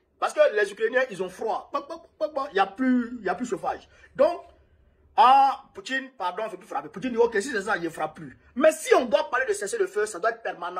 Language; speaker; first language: French; non-native, local second language; Bambara